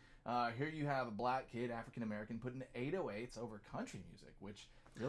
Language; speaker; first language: English; native; English